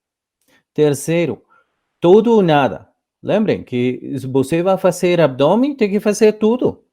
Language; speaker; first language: Portuguese; non-native, fluent; Spanish